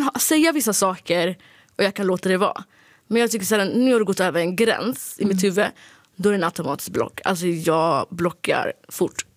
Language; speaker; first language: Swedish; early bilingual, other home language; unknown